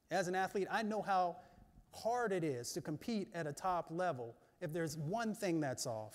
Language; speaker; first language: English; native; English